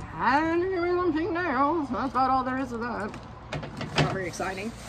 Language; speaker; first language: English; native; English